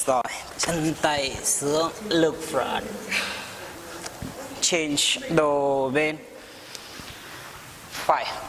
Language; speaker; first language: Vietnamese; non-native, learner; Hindi